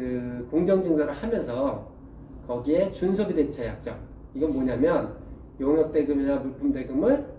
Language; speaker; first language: Korean; native; Korean